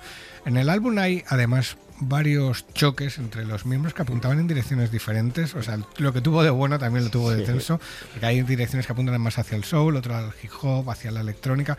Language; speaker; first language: Spanish; native; Spanish